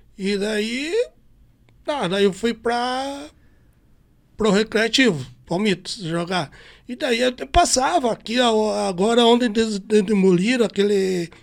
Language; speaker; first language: Portuguese; native; Portuguese